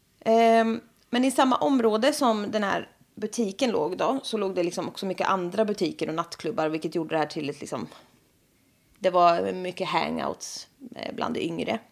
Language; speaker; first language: Swedish; native; Swedish